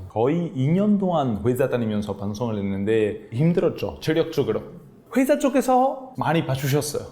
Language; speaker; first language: Korean; non-native, fluent; Italian